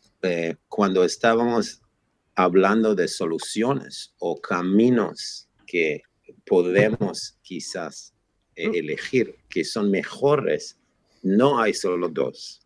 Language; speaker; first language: Spanish; non-native, fluent; Hebrew